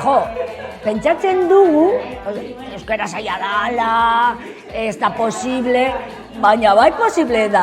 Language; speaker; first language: Basque; non-native, local second language; Spanish